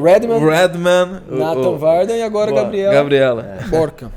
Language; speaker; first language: Portuguese; native; Portuguese